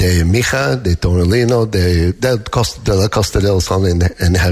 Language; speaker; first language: Spanish; non-native, fluent; English